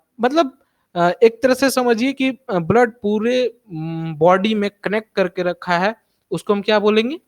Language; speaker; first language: Hindi; native; Hindi